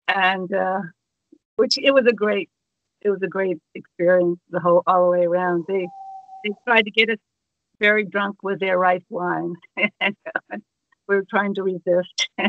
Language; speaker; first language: English; native; English